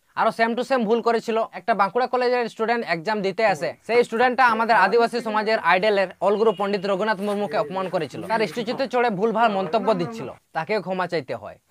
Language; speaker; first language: Bangla; non-native, local second language; Santali